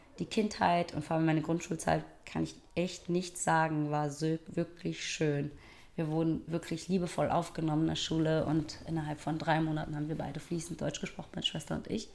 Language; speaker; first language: German; early bilingual, other home language; Persian